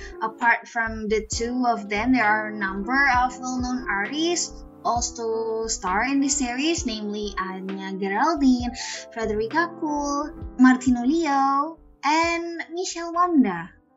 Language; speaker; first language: English; non-native, fluent; Indonesian